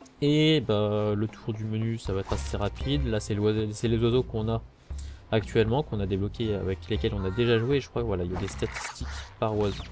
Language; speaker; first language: French; native; French